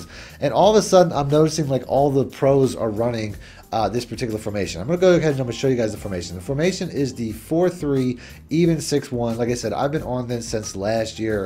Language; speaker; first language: English; native; English